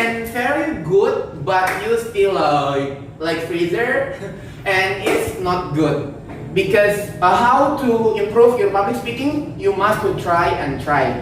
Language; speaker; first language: English; non-native, learner; Indonesian